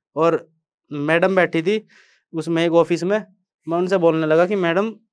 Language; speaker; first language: Hindi; native; Hindi